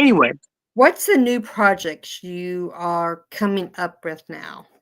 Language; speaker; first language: English; native; English